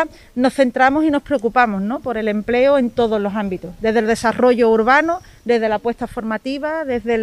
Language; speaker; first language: Spanish; native; Spanish